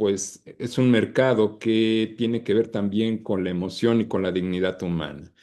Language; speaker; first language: Spanish; native; Spanish